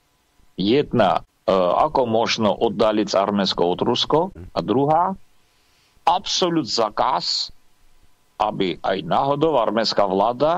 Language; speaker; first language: Slovak; non-native, fluent; Armenian